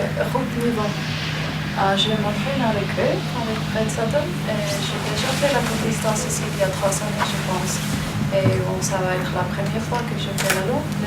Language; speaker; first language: French; non-native, fluent; Spanish